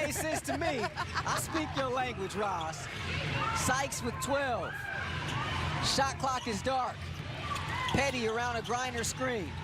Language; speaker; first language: English; native; English